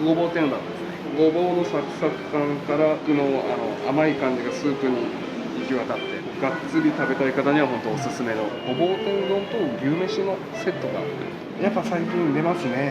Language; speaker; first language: Japanese; native; Japanese